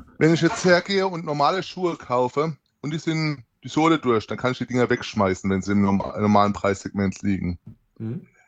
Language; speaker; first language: German; native; German